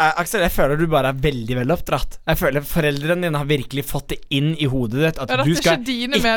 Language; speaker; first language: Norwegian; native; Norwegian